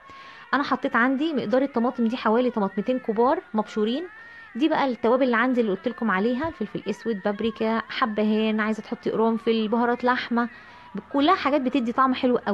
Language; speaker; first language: Arabic; native; Arabic